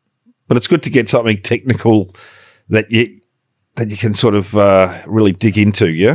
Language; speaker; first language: English; native; English